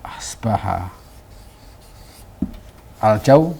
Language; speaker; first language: Arabic; non-native, learner; Indonesian